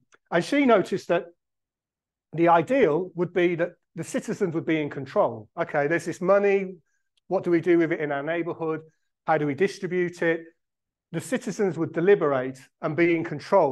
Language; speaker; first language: English; native; English